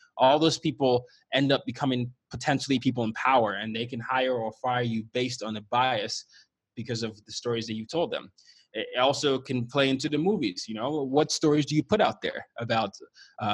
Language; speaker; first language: English; non-native, local second language; Yoruba